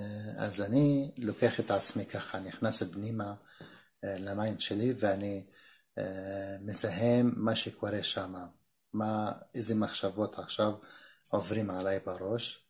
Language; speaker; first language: Hebrew; non-native, local second language; Arabic